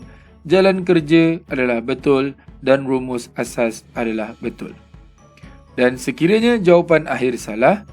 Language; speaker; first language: Malay; native; Malay